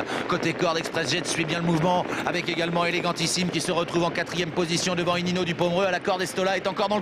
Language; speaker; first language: French; native; French